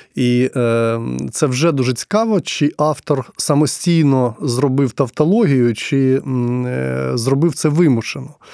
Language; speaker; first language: Ukrainian; non-native, local second language; Russian